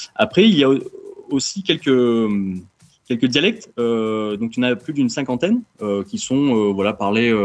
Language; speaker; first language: French; native; French